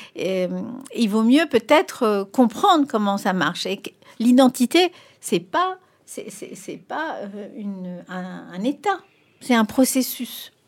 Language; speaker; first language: French; non-native, fluent; Spanish